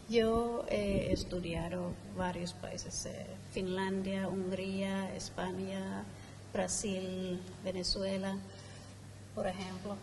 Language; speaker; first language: Spanish; non-native, fluent; Finnish